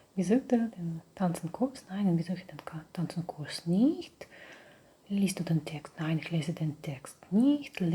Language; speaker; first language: German; non-native, learner; Russian